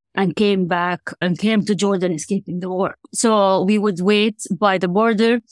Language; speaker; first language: English; non-native, fluent; Arabic